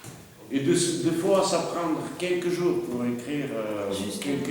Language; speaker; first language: French; non-native, learner; Russian